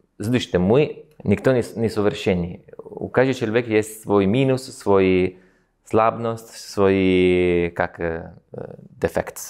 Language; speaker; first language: Russian; non-native, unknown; Italian